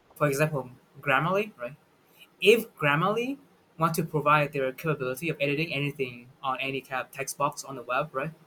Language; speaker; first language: English; non-native, fluent; Vietnamese